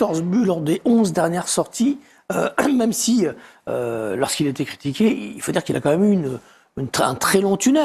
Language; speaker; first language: French; native; French